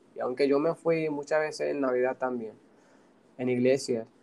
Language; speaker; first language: Spanish; non-native, fluent; Punjabi